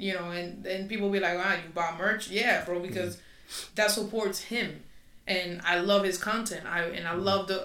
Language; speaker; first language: English; non-native, fluent; Spanish